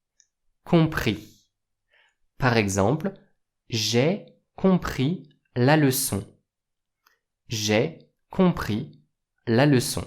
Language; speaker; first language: French; native; French